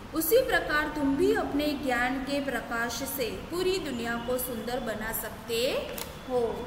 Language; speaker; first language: Hindi; non-native, local second language; Gujarati